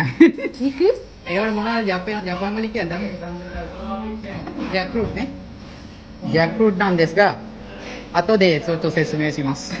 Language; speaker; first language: Japanese; non-native, fluent; Sinhala